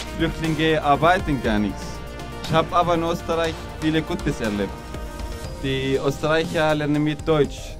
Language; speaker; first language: German; non-native, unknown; Arabic